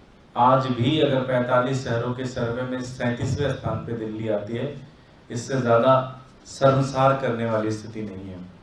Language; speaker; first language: Hindi; native; Hindi